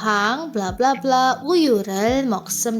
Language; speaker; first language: Korean; non-native, learner; Indonesian